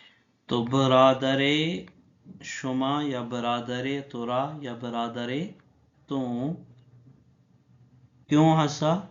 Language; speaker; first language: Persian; non-native, fluent; Urdu